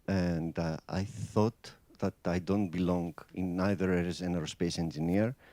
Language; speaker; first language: English; non-native, fluent; Greek